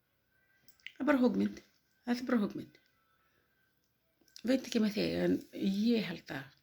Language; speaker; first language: Icelandic; non-native, learner; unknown